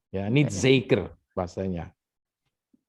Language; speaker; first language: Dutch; non-native, fluent; Indonesian